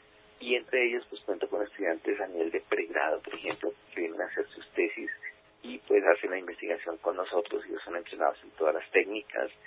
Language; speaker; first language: Spanish; native; Spanish